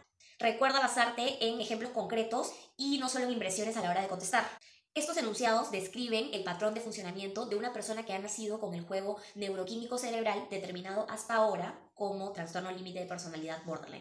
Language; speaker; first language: Spanish; native; Spanish